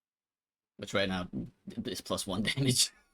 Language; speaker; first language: English; native; English